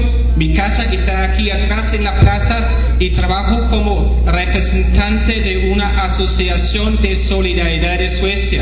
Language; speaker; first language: Spanish; non-native, fluent; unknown